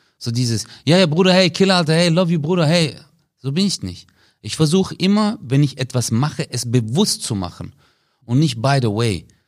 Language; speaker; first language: German; early bilingual, other home language; Turkish